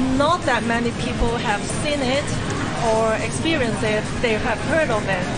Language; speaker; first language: English; non-native, local second language; Cantonese